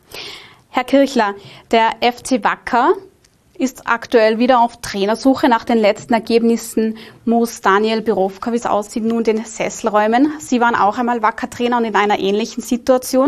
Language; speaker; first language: German; native; German